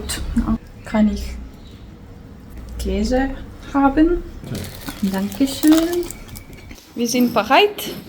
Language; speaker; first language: German; non-native, learner; Slovenian